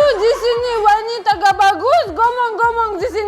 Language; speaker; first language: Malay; non-native, learner; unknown